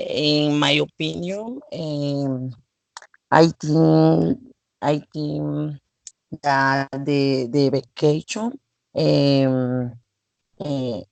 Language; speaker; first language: English; non-native, learner; Spanish